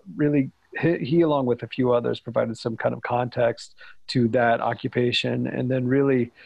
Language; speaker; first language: English; native; English